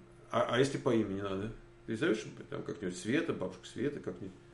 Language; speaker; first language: Russian; native; Russian